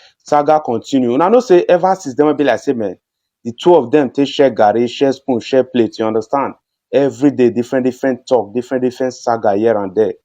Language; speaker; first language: Nigerian Pidgin; native; Nigerian Pidgin